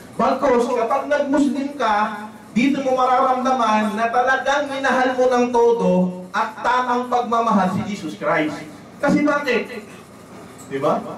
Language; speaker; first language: Filipino; non-native, local second language; Waray